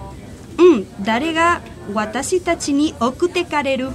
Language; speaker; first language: Japanese; non-native, learner; Spanish